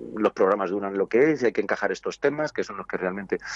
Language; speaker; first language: Spanish; native; Spanish